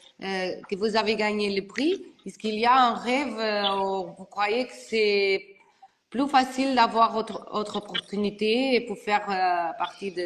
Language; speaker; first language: French; non-native, learner; Portuguese